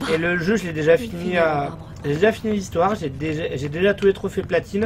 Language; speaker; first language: French; native; French